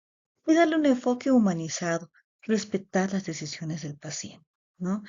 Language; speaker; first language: Spanish; native; Spanish